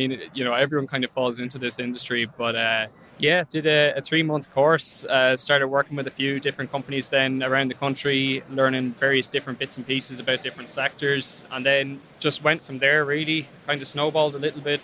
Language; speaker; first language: English; native; English